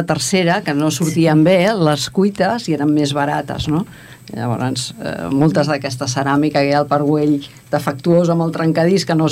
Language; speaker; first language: Catalan; native; Catalan